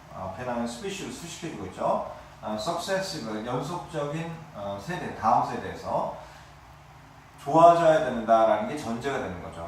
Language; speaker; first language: Korean; native; Korean